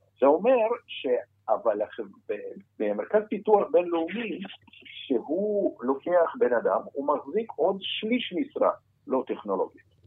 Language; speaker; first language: Hebrew; non-native, fluent; Russian